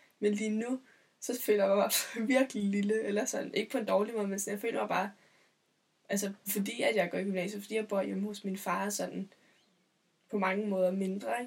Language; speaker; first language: Danish; native; Danish